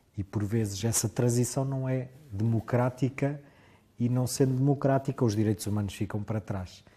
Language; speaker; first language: Portuguese; native; Portuguese